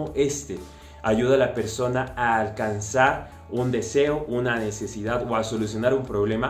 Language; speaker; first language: Spanish; native; Spanish